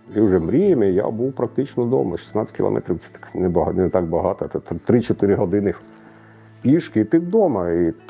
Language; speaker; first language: Ukrainian; native; Ukrainian